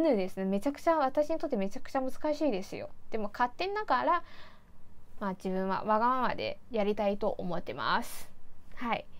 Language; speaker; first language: Japanese; non-native, fluent; Chinese